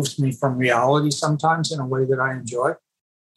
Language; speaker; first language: English; native; English